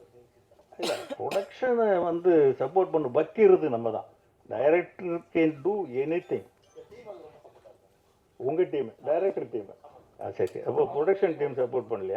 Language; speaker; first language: Tamil; native; Tamil